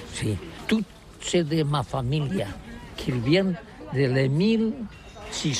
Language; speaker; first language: French; non-native, learner; Catalan